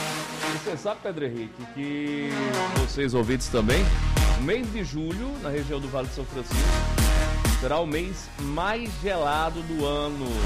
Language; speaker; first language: Portuguese; native; Portuguese